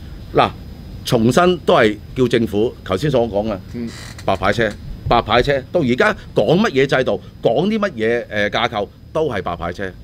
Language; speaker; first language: Cantonese; native; Cantonese